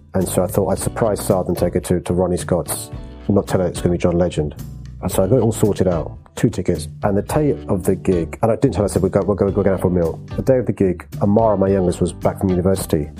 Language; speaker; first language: English; native; English